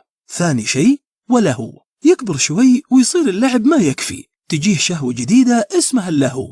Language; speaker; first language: Arabic; native; Arabic